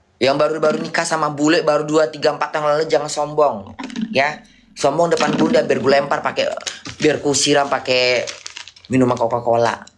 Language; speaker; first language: Indonesian; native; Indonesian